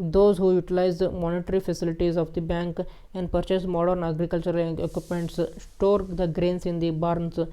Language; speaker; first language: English; non-native, local second language; Kannada